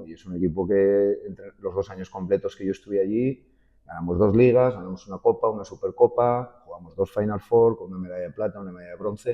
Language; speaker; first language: Spanish; native; Spanish